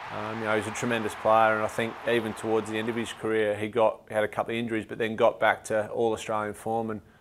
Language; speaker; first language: English; native; English